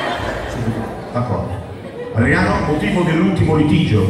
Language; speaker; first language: Italian; native; Italian